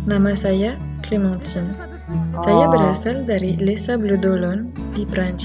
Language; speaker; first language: Indonesian; non-native, fluent; French